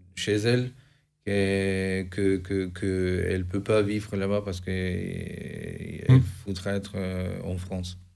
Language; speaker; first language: French; non-native, fluent; Albanian